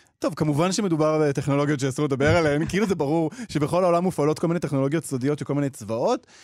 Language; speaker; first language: Hebrew; native; Hebrew